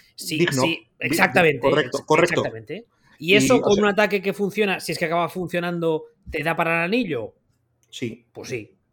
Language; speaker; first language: Spanish; native; Spanish